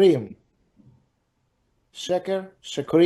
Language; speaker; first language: Hebrew; non-native, learner; English